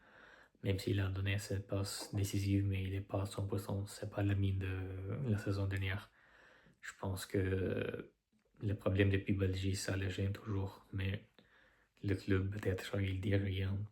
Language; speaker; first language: French; non-native, fluent; Albanian